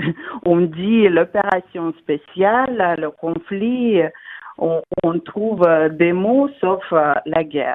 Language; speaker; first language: French; non-native, fluent; Russian